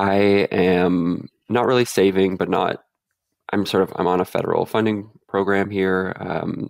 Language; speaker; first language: English; native; English